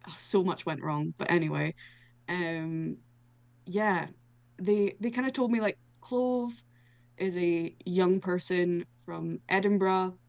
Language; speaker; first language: English; native; English